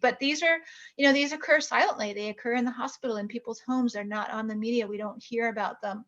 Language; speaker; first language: English; native; English